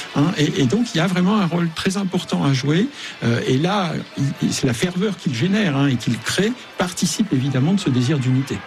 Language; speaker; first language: French; native; French